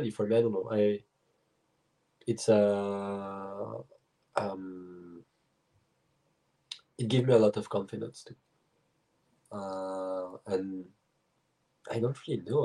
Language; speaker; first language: English; non-native, fluent; French